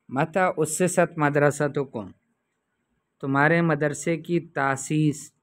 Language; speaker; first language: Urdu; native; Urdu